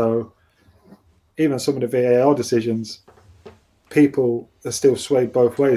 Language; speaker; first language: English; native; English